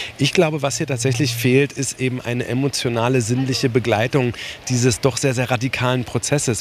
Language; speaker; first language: German; native; German